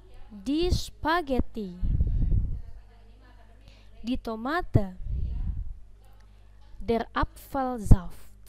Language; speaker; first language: German; non-native, fluent; Indonesian